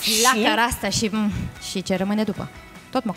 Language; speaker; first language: Romanian; native; Romanian